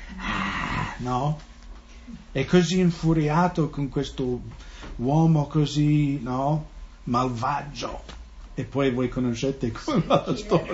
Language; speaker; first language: Italian; non-native, fluent; English